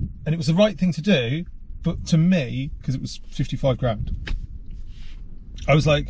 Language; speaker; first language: English; native; English